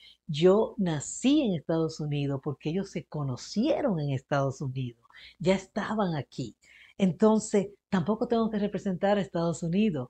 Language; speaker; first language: Spanish; early bilingual, heritage; Spanish